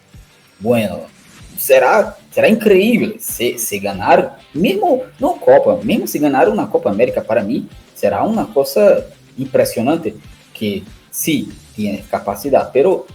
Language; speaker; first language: Spanish; non-native, learner; Portuguese